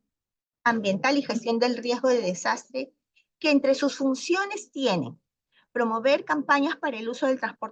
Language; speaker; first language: Spanish; native; Spanish